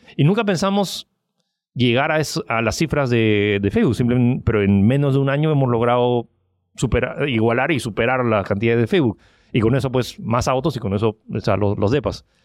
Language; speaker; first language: Spanish; early bilingual, other home language; French